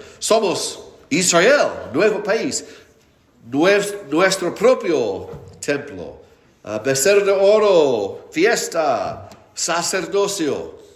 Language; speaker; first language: Spanish; non-native, fluent; English